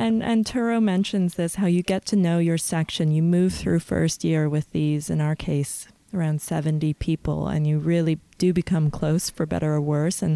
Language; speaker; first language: English; native; English